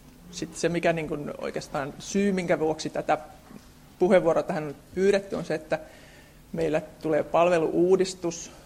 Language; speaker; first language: Finnish; native; Finnish